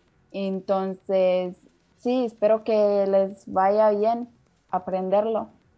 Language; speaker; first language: Spanish; non-native, learner; Arabic